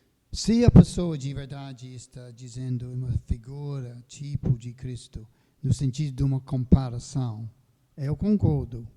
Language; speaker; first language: Portuguese; non-native, fluent; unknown